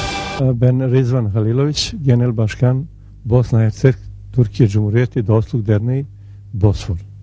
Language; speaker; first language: Turkish; non-native, learner; Bosnian